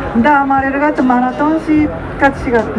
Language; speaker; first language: Romanian; non-native, learner; Japanese